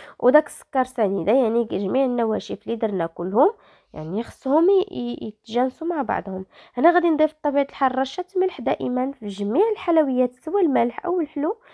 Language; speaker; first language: Arabic; native; Arabic